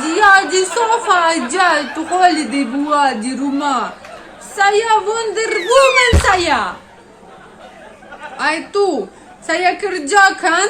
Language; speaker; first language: Indonesian; non-native, learner; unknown